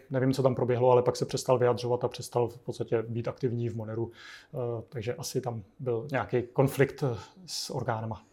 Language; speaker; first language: Czech; native; Czech